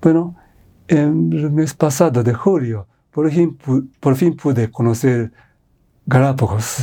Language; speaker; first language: Spanish; non-native, fluent; Japanese